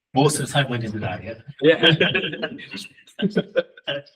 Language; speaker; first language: English; native; English